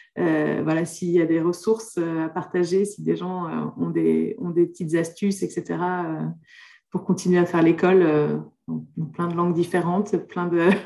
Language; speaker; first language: French; native; French